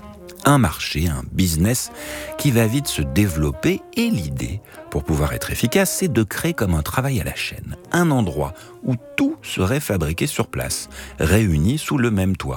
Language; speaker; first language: French; native; French